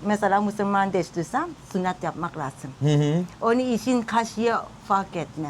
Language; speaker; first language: Turkish; non-native, learner; Thai